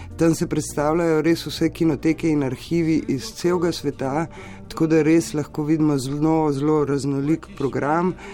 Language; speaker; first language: Slovenian; native; Slovenian